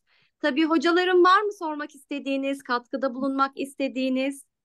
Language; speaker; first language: Turkish; native; Turkish